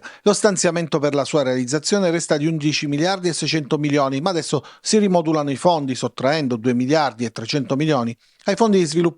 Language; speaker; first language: Italian; native; Italian